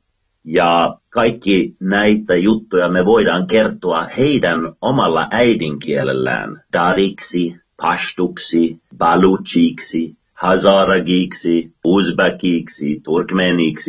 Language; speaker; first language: Finnish; non-native, fluent; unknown